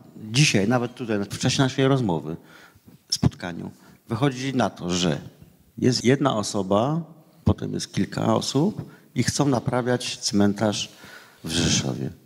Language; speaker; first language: Polish; native; Polish